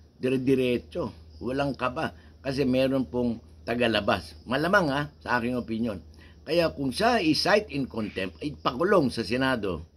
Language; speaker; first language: Filipino; native; Filipino